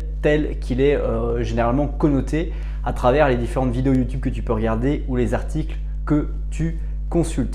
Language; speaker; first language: French; native; French